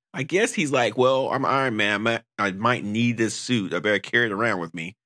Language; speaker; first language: English; native; English